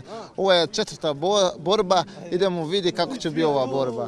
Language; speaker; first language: Croatian; non-native, learner; Portuguese